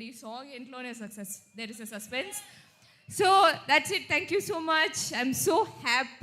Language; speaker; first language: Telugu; non-native, fluent; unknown